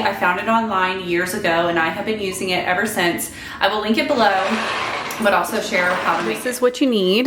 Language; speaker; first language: English; native; English